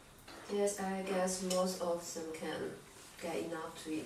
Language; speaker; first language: English; non-native, learner; Chinese